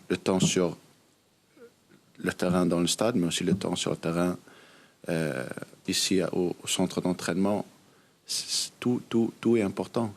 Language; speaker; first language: French; early bilingual, heritage; Danish